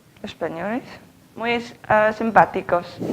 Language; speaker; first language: Spanish; non-native, fluent; Chinese